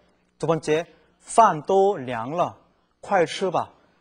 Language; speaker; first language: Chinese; non-native, fluent; Korean